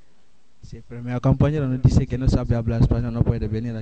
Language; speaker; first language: Spanish; non-native, learner; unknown